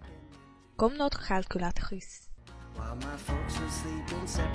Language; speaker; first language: French; non-native, learner; Hungarian